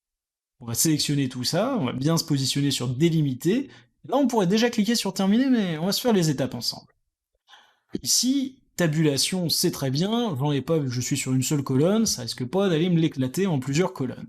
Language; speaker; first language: French; native; French